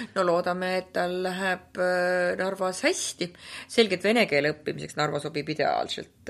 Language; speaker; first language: Estonian; native; Estonian